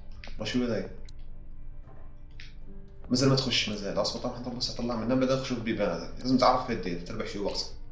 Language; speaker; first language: Arabic; native; Arabic